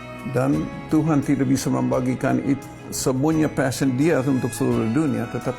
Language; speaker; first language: Indonesian; non-native, fluent; English